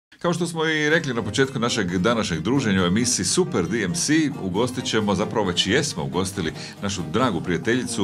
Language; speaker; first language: Croatian; native; Croatian